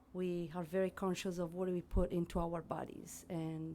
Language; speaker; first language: English; non-native, fluent; Italian